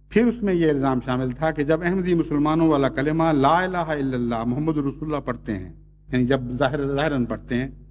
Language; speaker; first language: Urdu; native; Urdu